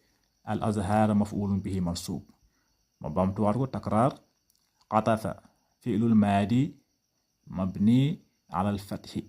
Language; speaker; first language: Arabic; non-native, fluent; Wolof